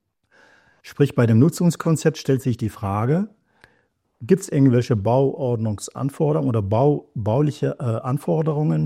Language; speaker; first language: German; native; German